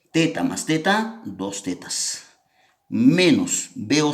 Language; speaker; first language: Spanish; native; Spanish